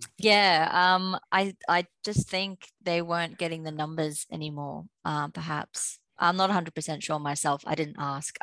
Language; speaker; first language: English; native; English